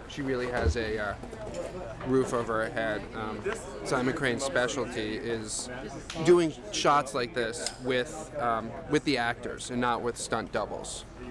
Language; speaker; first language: English; native; English